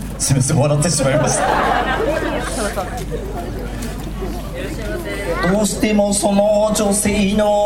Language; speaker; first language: Japanese; native; Japanese